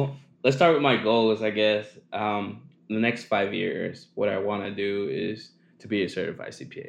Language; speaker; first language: English; native; English